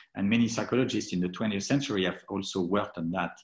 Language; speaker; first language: English; non-native, fluent; French